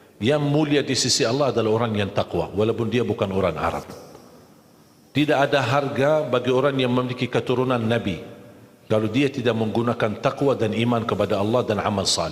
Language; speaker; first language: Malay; non-native, fluent; Arabic